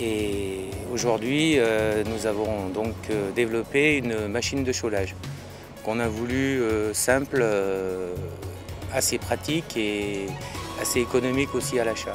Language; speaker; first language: French; native; French